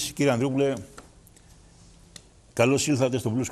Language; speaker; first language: Greek; native; Greek